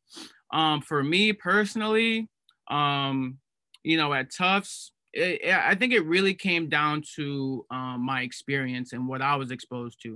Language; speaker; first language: English; native; English